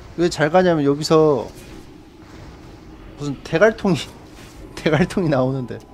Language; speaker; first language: Korean; native; Korean